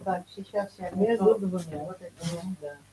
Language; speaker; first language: Russian; non-native, local second language; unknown